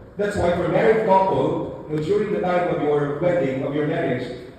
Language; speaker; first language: English; non-native, local second language; Filipino